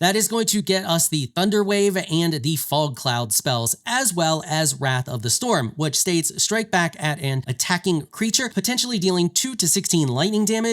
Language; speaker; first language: English; native; English